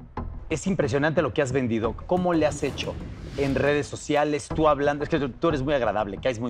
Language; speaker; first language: Spanish; native; Spanish